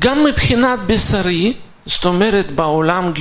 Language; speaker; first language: Hebrew; non-native, fluent; Russian